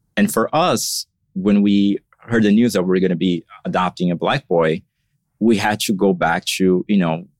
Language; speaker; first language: English; non-native, fluent; Portuguese